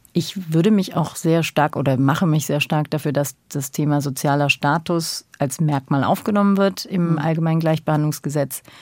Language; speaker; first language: German; early bilingual, other home language; Turkish